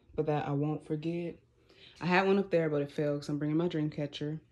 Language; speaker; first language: English; native; English